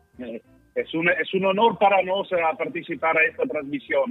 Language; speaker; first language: Spanish; non-native, learner; Italian